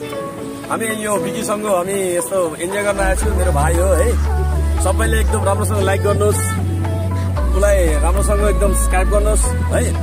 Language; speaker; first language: Nepali; non-native, fluent; Bangla